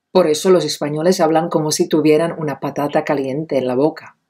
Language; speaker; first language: Spanish; non-native, fluent; Czech